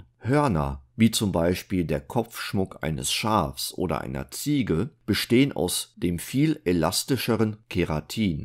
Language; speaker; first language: German; native; German